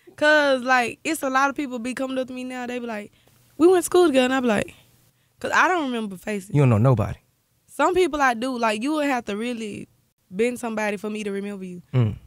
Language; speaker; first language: English; native; English